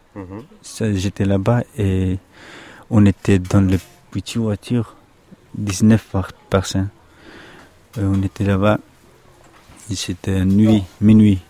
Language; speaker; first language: French; non-native, learner; Pashto